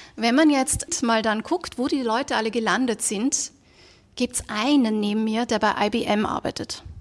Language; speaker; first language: German; early bilingual, other home language; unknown